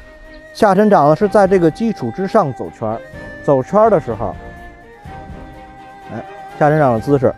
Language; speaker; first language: Chinese; native; Chinese